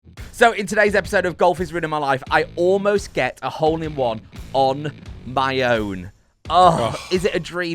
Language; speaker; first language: English; native; English